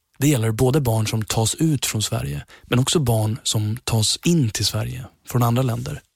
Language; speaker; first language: Swedish; native; Swedish